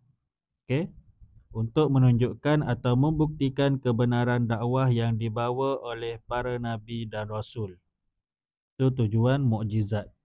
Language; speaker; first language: Malay; native; Malay